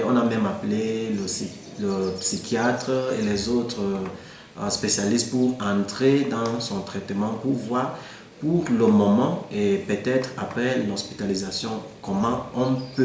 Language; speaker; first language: French; non-native, local second language; English